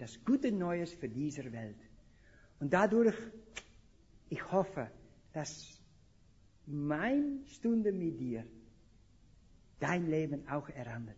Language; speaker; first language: German; non-native, fluent; Dutch